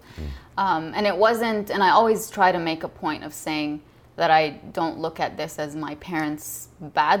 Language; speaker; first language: English; non-native, fluent; Arabic